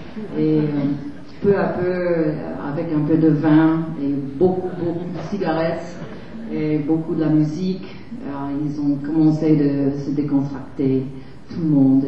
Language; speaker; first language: French; non-native, fluent; English